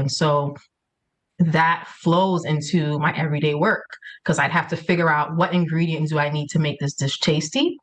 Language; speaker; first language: English; early bilingual, other home language; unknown